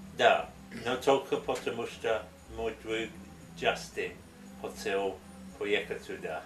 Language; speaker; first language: Russian; non-native, learner; English